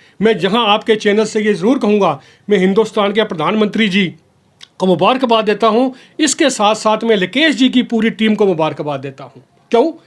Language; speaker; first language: Hindi; non-native, local second language; Pahari-Potwari